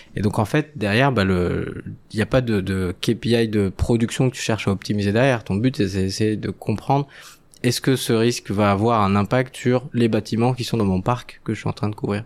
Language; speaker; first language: French; non-native, local second language; Arabic